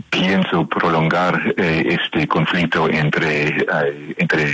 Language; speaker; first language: Spanish; non-native, learner; English